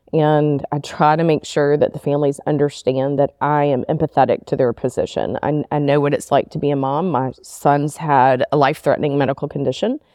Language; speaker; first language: English; native; English